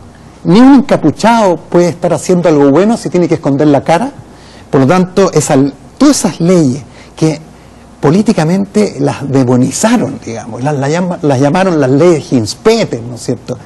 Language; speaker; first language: Spanish; native; Spanish